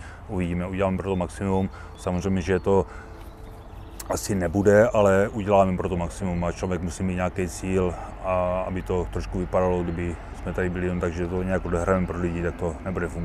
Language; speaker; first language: Czech; native; Czech